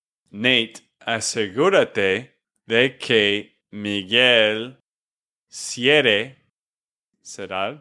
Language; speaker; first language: Spanish; non-native, fluent; English